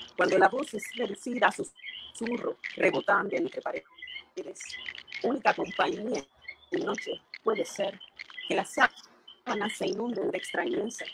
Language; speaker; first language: Spanish; native; Spanish